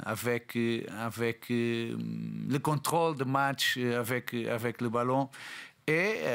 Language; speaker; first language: French; non-native, learner; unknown